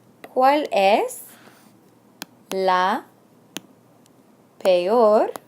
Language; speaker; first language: Spanish; non-native, fluent; English